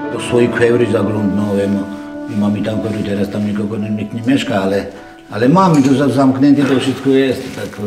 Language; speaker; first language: Polish; non-native, fluent; Georgian